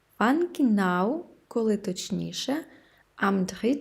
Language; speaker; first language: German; non-native, fluent; Ukrainian